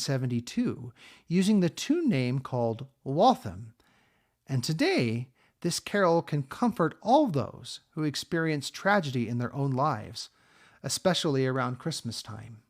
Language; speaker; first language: English; native; English